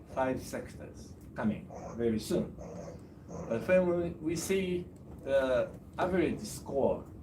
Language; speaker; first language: English; non-native, fluent; Japanese